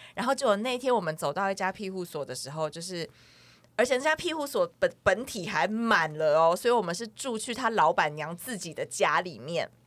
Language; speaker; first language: Chinese; native; Chinese